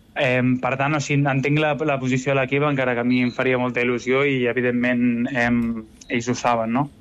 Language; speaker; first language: Catalan; native; Catalan